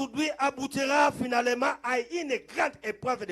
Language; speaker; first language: French; non-native, local second language; Lingala